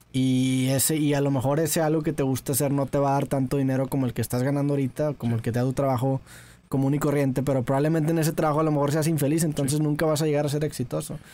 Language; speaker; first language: Spanish; native; Spanish